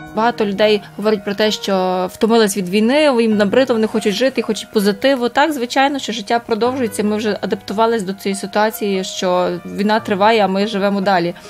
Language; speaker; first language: Ukrainian; native; Ukrainian